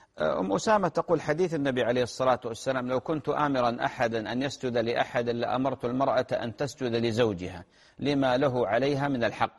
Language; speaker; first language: Arabic; native; Arabic